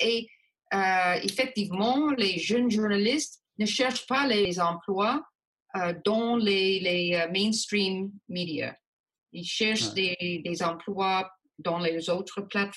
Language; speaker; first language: French; non-native, local second language; English